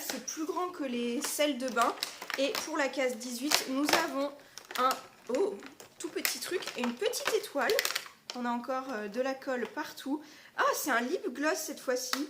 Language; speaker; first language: French; native; French